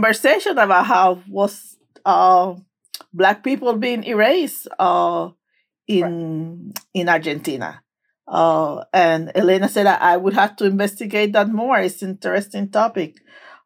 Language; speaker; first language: English; non-native, fluent; Spanish